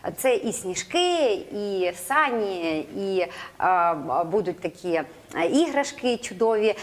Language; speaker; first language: Ukrainian; non-native, local second language; Russian